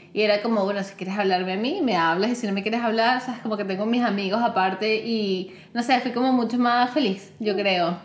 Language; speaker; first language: Spanish; native; Spanish